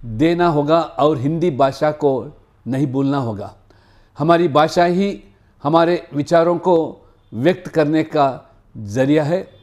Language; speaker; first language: Hindi; non-native, local second language; Telugu